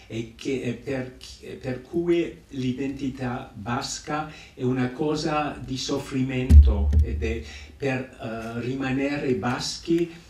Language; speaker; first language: Italian; non-native, fluent; English